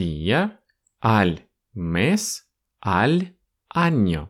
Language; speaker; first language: Spanish; non-native, fluent; Russian